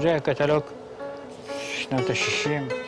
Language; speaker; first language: Hebrew; non-native, fluent; Arabic